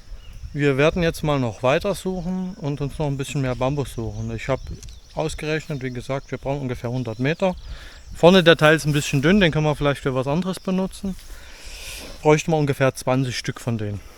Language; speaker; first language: German; native; German